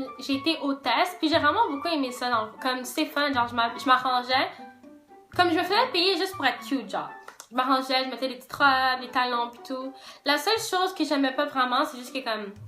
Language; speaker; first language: French; native; French